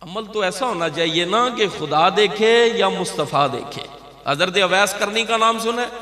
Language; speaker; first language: Urdu; non-native, local second language; Punjabi